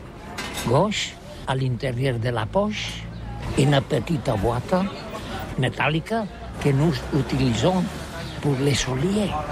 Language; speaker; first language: French; non-native, learner; Catalan